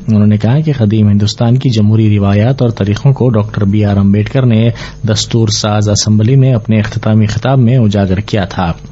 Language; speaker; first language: Urdu; native; Urdu